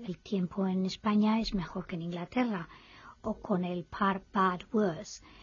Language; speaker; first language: Spanish; native; Spanish